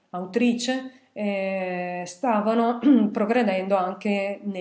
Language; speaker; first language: Italian; native; Italian